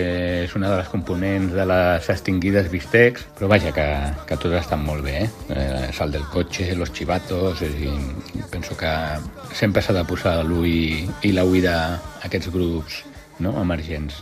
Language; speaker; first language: Catalan; native; Catalan